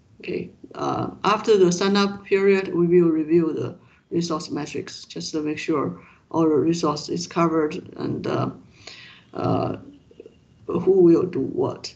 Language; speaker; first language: English; non-native, fluent; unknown